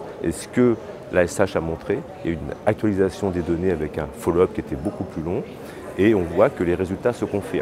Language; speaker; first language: French; native; French